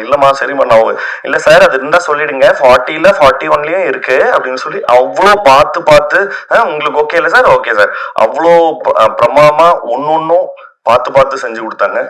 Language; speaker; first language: Tamil; native; Tamil